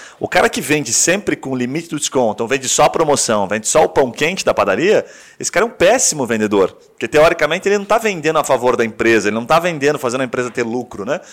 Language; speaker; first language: Portuguese; native; Portuguese